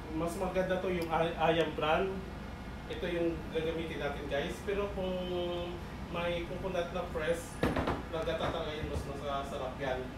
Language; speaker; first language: Filipino; non-native, local second language; Hiligaynon